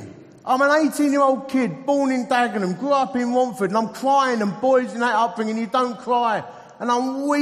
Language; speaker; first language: English; native; English